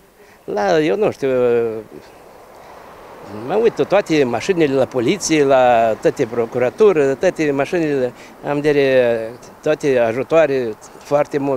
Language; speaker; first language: Romanian; non-native, local second language; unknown